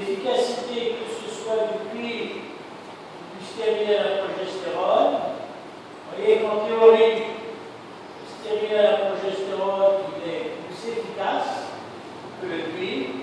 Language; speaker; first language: French; native; French